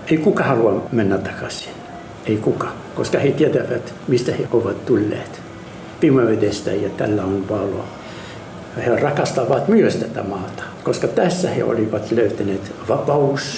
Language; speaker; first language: Finnish; non-native, learner; Arabic